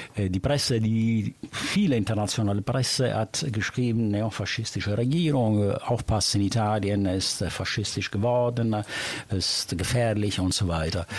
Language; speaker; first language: German; non-native, fluent; Italian